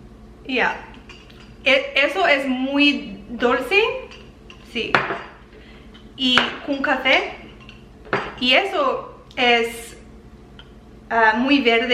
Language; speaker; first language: Spanish; non-native, learner; English